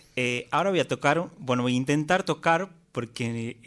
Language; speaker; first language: Spanish; native; Spanish